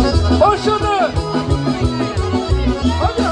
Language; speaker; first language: Turkish; native; Turkish